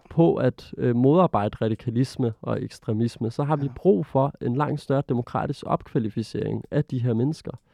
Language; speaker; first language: Danish; early bilingual, other home language; Arabic